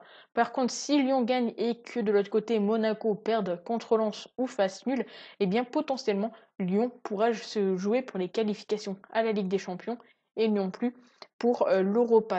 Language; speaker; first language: French; native; French